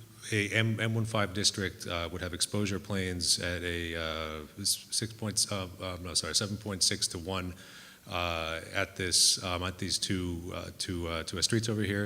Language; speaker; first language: English; native; English